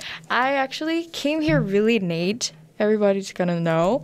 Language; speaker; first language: English; non-native, learner; Korean